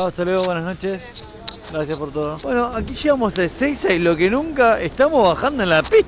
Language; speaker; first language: Spanish; native; Spanish